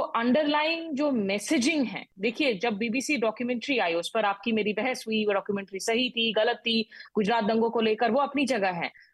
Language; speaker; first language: Hindi; native; Hindi